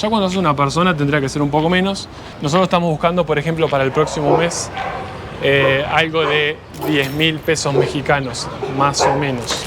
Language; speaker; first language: Spanish; native; Spanish